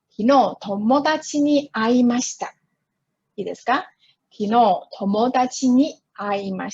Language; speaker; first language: Japanese; non-native, fluent; Chinese